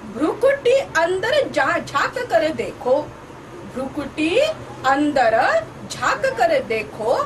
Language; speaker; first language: Hindi; non-native, local second language; Marathi